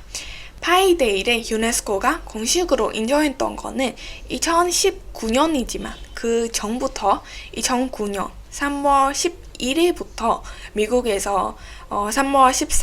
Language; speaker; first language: Korean; non-native, fluent; Burmese